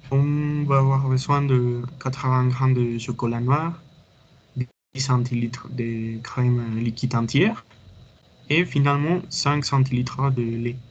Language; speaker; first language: French; non-native, learner; Spanish